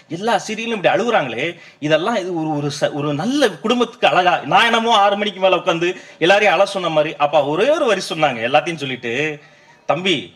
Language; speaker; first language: Tamil; native; Tamil